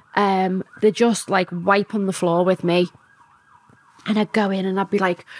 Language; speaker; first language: English; native; English